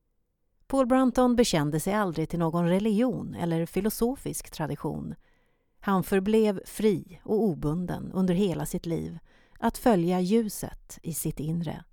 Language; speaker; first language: Swedish; native; Swedish